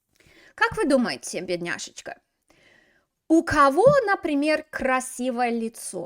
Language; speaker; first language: Russian; non-native, fluent; English